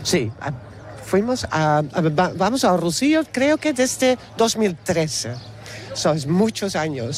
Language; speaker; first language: Spanish; non-native, fluent; Dutch